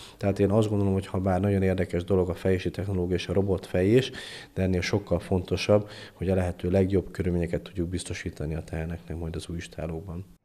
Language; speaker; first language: Hungarian; native; Hungarian